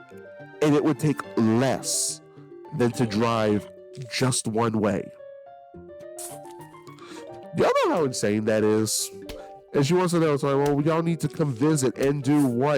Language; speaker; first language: English; native; English